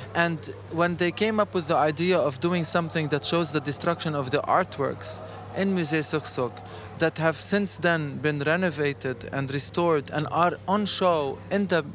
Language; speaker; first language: English; non-native, fluent; Arabic